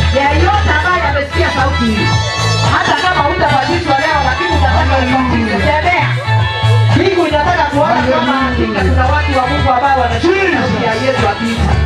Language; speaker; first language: Swahili; non-native, local second language; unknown